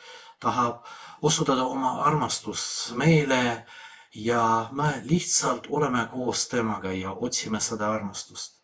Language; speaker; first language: Estonian; non-native, fluent; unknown